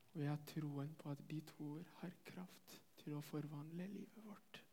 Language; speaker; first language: Norwegian; non-native, fluent; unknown